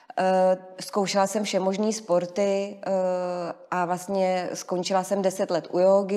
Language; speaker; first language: Czech; native; Czech